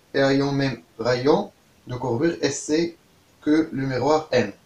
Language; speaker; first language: French; non-native, local second language; Arabic